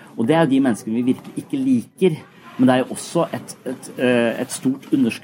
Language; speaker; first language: Norwegian; native; Norwegian